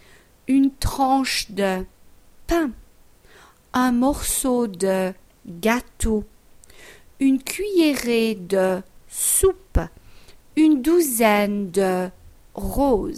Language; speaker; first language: French; non-native, fluent; English